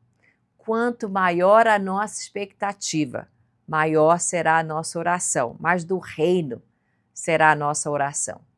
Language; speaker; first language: Portuguese; native; Portuguese